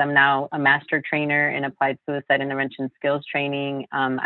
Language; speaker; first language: English; native; English